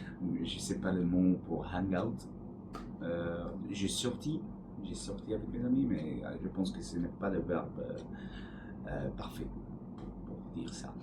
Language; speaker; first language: French; non-native, learner; Arabic